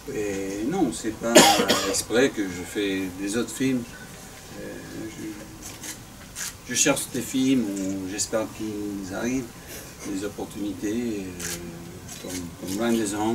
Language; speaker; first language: French; non-native, fluent; English